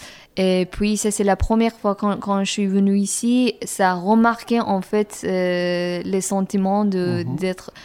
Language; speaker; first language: French; non-native, fluent; Persian